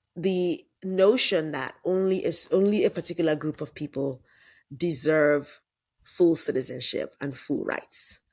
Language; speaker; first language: English; non-native, local second language; Yoruba